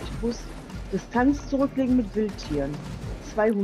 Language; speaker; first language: German; native; German